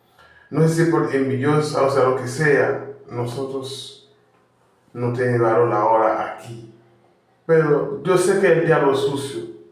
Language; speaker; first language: Spanish; non-native, learner; Haitian Creole